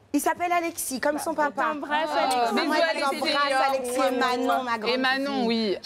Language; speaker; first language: French; native; French